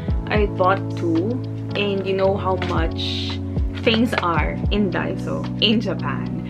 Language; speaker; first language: English; non-native, local second language; Filipino